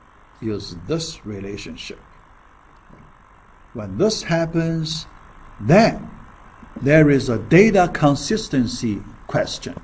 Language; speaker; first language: English; non-native, fluent; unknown